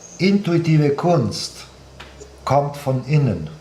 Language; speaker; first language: German; non-native, fluent; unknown